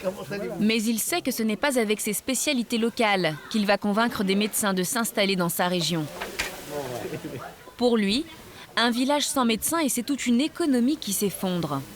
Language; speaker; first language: French; native; French